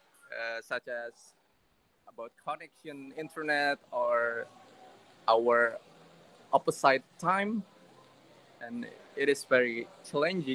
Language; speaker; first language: English; non-native, learner; Indonesian